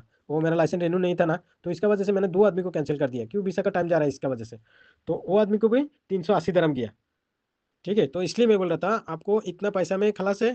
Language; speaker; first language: Hindi; non-native, learner; Bangla